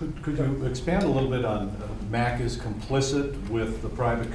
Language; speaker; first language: English; native; English